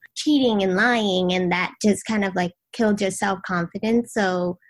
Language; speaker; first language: English; early bilingual, other home language; Vietnamese